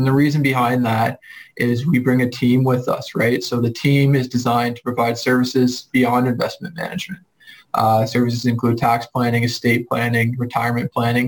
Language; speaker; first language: English; native; English